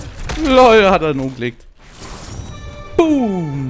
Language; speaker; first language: German; native; German